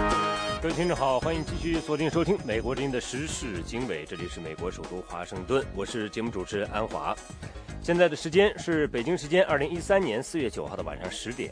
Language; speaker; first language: Chinese; native; Chinese